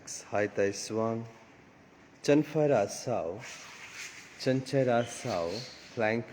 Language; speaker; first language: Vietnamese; non-native, learner; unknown